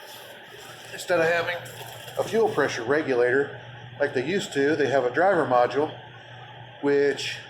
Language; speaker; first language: English; native; English